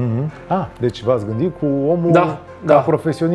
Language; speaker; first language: Romanian; native; Romanian